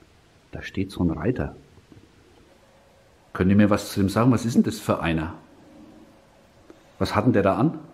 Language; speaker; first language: German; native; German